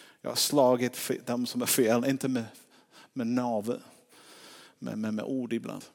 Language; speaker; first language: Swedish; non-native, fluent; English